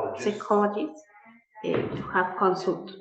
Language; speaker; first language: English; non-native, learner; Spanish